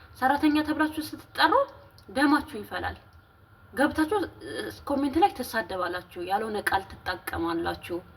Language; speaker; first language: Amharic; native; Amharic